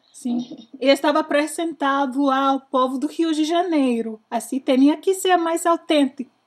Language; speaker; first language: Portuguese; non-native, learner; English